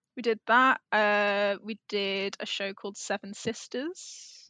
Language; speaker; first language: English; native; English